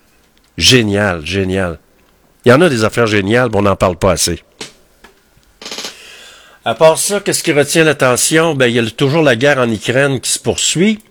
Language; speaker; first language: French; native; French